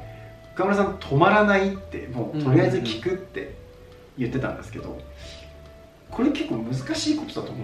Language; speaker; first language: Japanese; native; Japanese